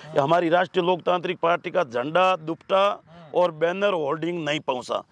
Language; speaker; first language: Hindi; native; Hindi